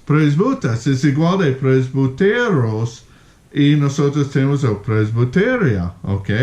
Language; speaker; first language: Spanish; non-native, fluent; English